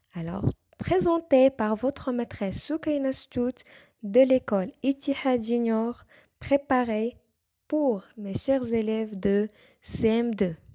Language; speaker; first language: French; non-native, local second language; Arabic